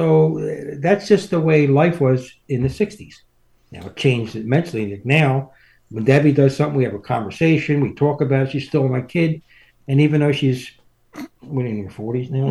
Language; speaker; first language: English; native; English